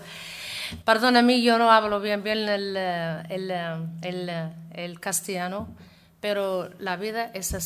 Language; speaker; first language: Spanish; non-native, learner; Arabic